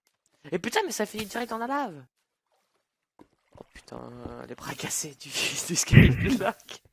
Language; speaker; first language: French; native; French